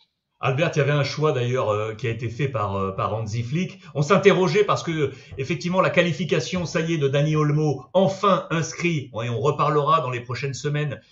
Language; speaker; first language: French; native; French